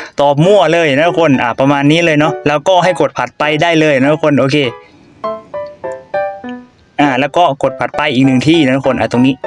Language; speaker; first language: Thai; non-native, local second language; Northeastern Thai